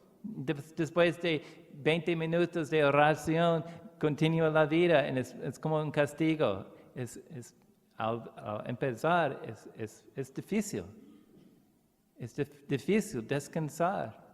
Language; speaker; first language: Spanish; non-native, learner; English